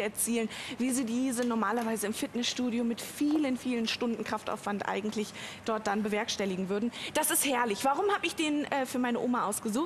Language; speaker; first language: German; native; German